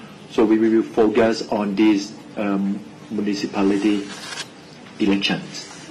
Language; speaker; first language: English; non-native, fluent; Thai